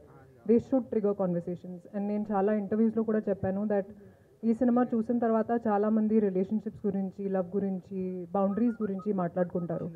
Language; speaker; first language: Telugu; non-native, fluent; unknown